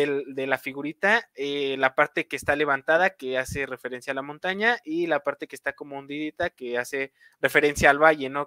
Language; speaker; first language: Spanish; native; Spanish